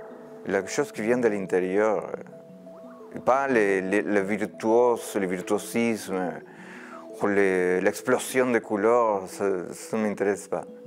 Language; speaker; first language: French; non-native, fluent; Spanish